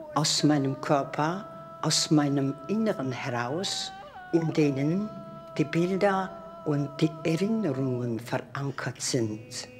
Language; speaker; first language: German; non-native, fluent; Turkish